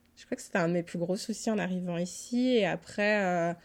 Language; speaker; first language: French; native; French